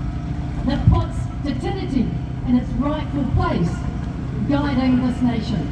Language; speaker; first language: English; native; English